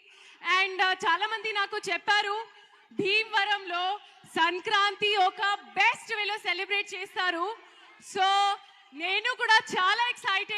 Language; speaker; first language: Telugu; non-native, learner; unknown